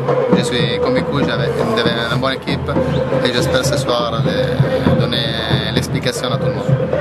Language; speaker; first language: French; non-native, fluent; Italian